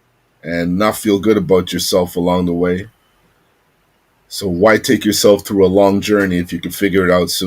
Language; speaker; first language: English; native; English